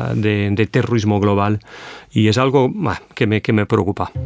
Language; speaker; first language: Spanish; non-native, fluent; English